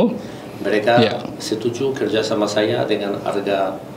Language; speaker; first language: Indonesian; non-native, learner; Italian